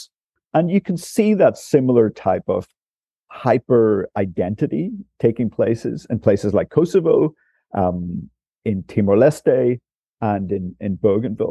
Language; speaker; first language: English; native; English